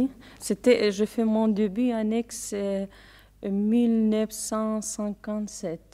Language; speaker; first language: French; non-native, learner; Spanish